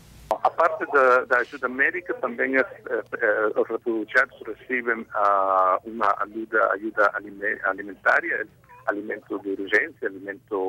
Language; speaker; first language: Portuguese; non-native, fluent; Spanish